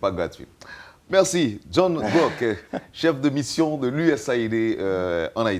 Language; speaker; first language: French; native; French